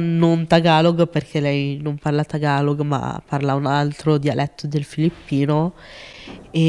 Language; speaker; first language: Italian; early bilingual, other home language; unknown